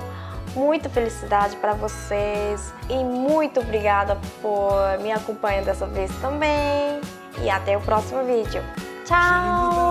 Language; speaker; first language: Portuguese; non-native, fluent; Korean